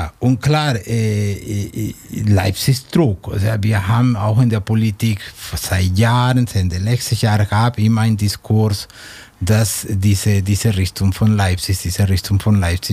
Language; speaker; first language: German; non-native, fluent; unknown